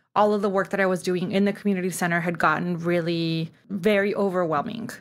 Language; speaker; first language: English; early bilingual, other home language; Spanish